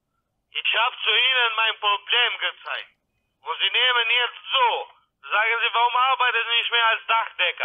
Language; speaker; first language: German; non-native, learner; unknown